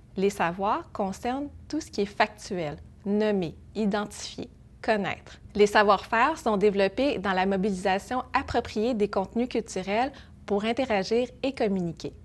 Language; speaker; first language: French; early bilingual, other home language; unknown